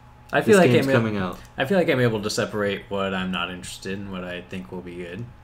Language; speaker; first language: English; native; English